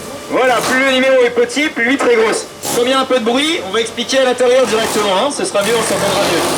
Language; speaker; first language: French; native; French